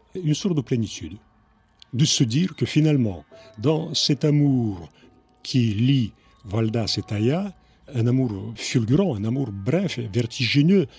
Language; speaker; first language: French; non-native, fluent; Russian